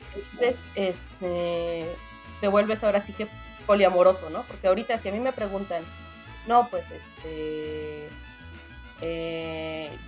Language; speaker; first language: Spanish; native; Spanish